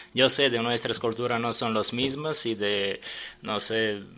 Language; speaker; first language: Spanish; non-native, fluent; Serbian